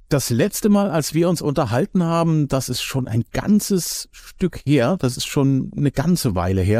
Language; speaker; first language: German; native; German